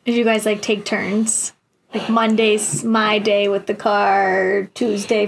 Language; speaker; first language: English; native; English